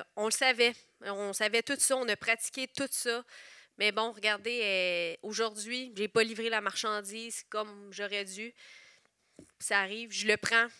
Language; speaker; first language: French; native; French